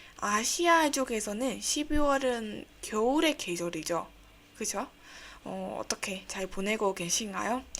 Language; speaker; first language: Korean; non-native, fluent; Burmese